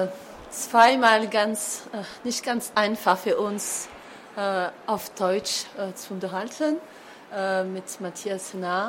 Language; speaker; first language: German; non-native, fluent; French